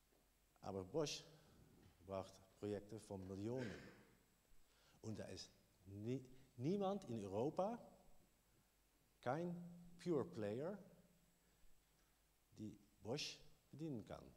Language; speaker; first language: German; non-native, learner; Dutch